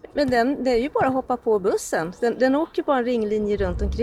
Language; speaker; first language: Swedish; native; Swedish